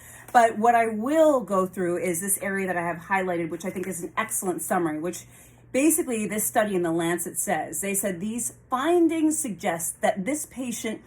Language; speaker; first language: English; native; English